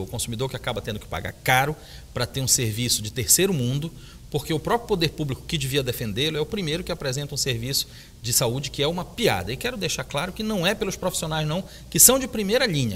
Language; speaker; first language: Portuguese; native; Portuguese